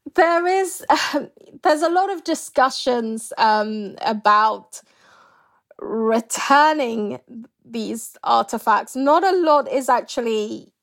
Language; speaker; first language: English; early bilingual, other home language; Yoruba